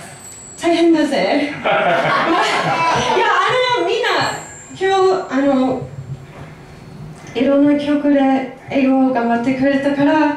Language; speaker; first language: Japanese; non-native, fluent; English